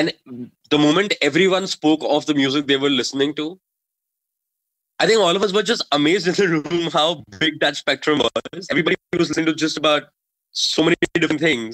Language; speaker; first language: English; non-native, local second language; Hindi